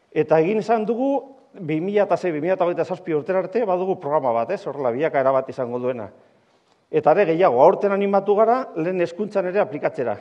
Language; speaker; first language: Basque; non-native, local second language; Spanish